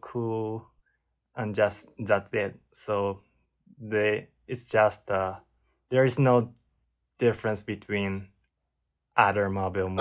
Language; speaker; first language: English; non-native, learner; Japanese